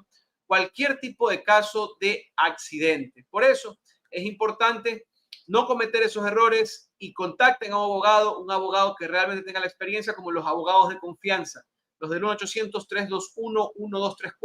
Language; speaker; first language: Spanish; native; Spanish